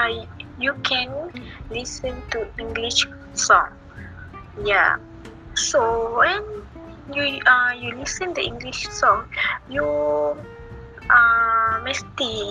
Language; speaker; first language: English; non-native, learner; Malay